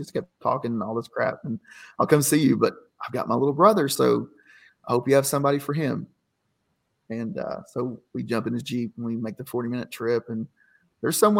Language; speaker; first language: English; native; English